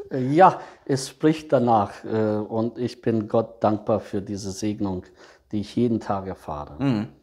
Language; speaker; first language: German; early bilingual, other home language; Serbian